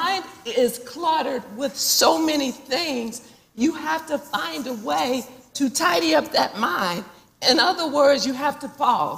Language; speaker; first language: English; native; English